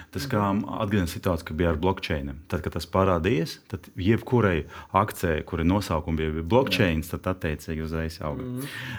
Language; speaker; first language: Latvian; non-native, local second language; Russian